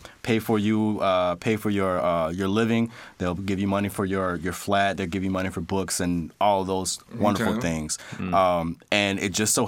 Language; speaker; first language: English; native; English